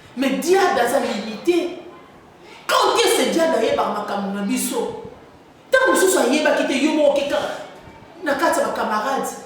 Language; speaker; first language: Lingala; native; Lingala